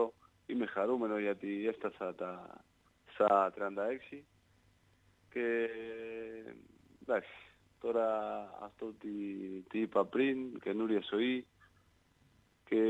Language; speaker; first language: Greek; non-native, learner; Spanish